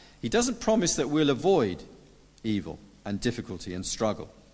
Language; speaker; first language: English; native; English